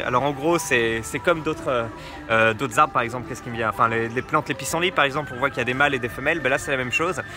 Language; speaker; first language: French; native; French